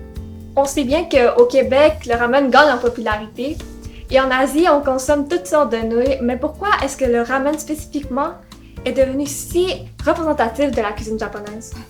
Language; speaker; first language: French; native; French